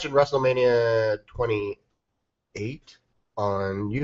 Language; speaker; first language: English; native; English